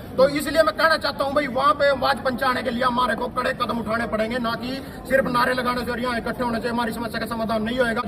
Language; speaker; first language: Hindi; native; Hindi